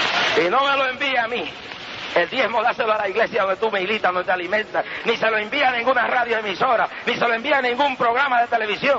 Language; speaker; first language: Spanish; native; Spanish